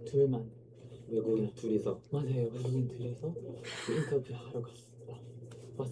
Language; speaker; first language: Korean; non-native, fluent; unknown